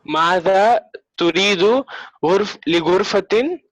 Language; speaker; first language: Arabic; non-native, learner; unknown